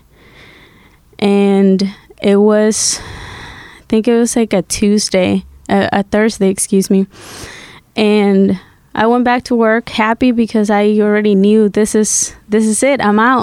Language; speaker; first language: English; non-native, fluent; Spanish